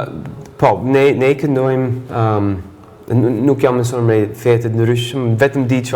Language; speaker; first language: Albanian; non-native, fluent; English